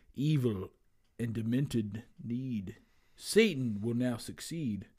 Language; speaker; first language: English; native; English